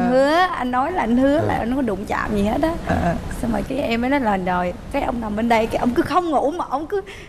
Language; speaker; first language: Vietnamese; native; Vietnamese